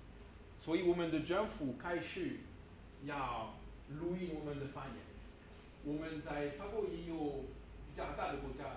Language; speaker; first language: Chinese; non-native, learner; French